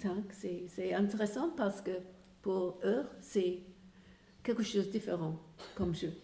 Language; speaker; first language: French; non-native, fluent; English